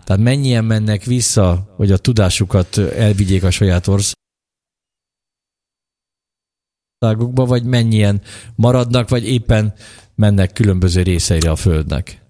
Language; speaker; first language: Hungarian; native; Hungarian